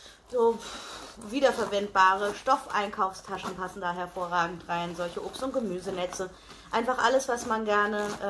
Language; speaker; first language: German; native; German